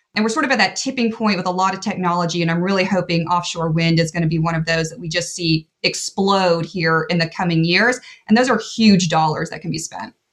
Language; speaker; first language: English; native; English